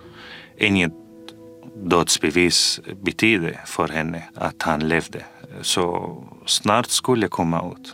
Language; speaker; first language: Swedish; non-native, fluent; Arabic